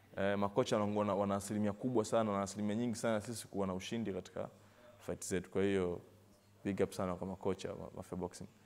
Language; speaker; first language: Swahili; native; Swahili